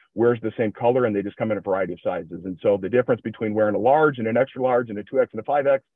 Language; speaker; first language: English; native; English